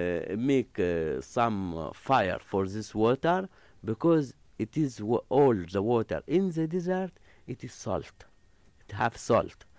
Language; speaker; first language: English; non-native, learner; Arabic